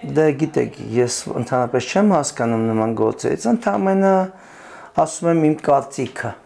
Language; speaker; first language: Armenian; native; Armenian